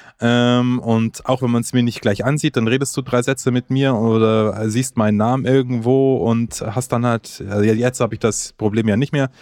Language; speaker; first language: German; early bilingual, other home language; Croatian